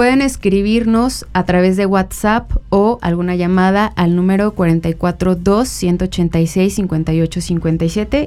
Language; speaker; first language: Spanish; native; Spanish